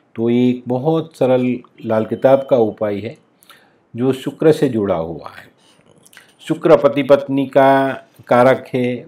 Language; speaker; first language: Hindi; non-native, local second language; Gujarati